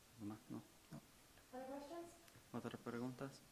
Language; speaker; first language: Spanish; non-native, fluent; English